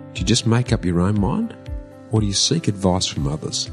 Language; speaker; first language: English; native; English